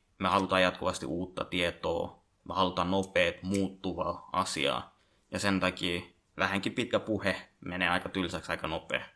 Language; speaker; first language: Finnish; early bilingual, other home language; Bangla